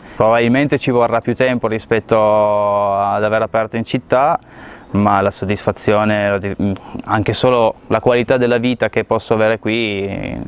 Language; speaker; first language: Italian; native; Italian